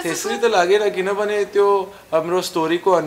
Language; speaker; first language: Nepali; non-native, learner; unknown